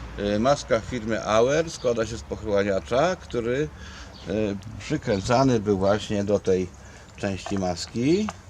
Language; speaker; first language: Polish; native; Polish